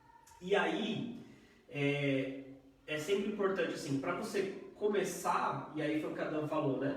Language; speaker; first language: Portuguese; native; Portuguese